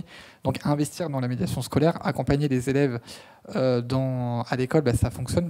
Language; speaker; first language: French; native; French